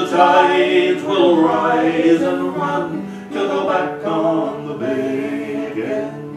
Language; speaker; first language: English; native; English